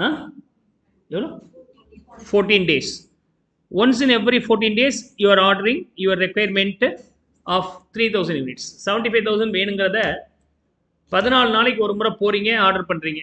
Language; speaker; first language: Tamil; native; Tamil